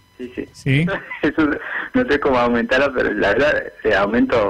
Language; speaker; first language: Spanish; non-native, fluent; Japanese